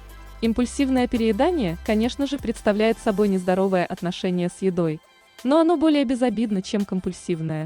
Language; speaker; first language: Russian; native; Russian